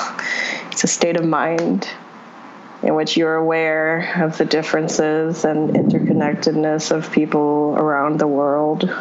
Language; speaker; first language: English; early bilingual, other home language; Cebuano